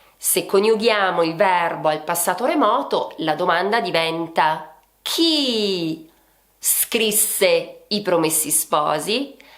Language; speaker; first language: Italian; native; Italian